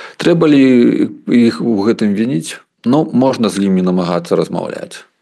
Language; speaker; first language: Belarusian; non-native, local second language; Russian